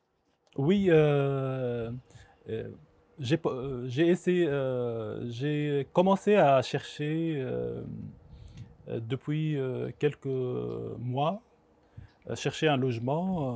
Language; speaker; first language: French; non-native, local second language; Arabic